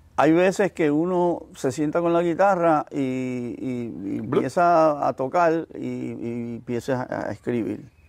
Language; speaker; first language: Spanish; native; Spanish